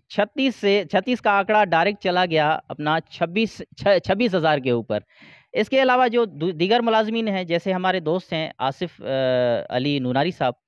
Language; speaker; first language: Urdu; non-native, local second language; Sindhi